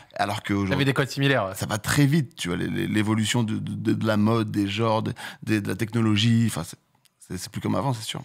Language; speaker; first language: French; native; French